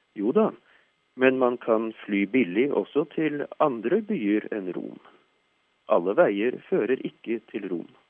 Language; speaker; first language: Norwegian; native; Norwegian